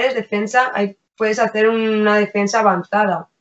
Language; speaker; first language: Spanish; native; Spanish